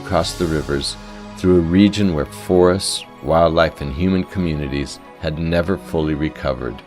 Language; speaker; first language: English; native; English